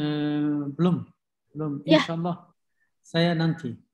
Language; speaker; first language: Indonesian; non-native, learner; Turkish